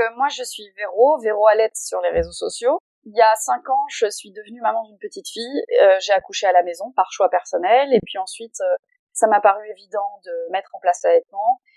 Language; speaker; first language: French; native; French